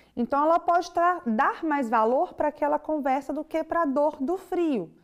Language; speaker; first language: Portuguese; native; Portuguese